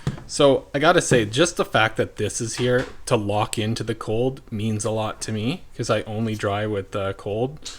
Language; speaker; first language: English; native; English